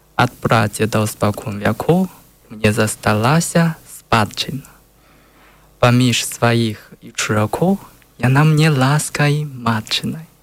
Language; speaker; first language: Belarusian; non-native, learner; Chinese